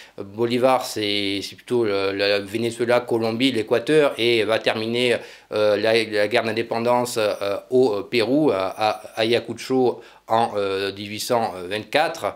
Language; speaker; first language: French; native; French